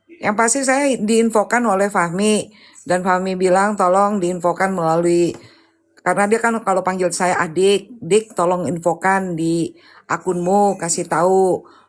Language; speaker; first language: Indonesian; native; Indonesian